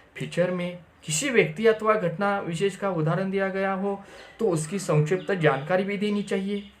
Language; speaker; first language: Hindi; non-native, local second language; Marathi